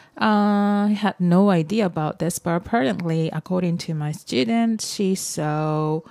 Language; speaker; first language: English; non-native, fluent; Japanese